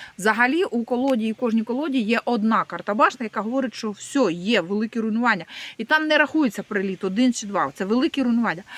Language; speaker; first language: Ukrainian; non-native, local second language; Russian